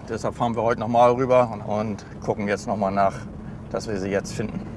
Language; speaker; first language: German; native; German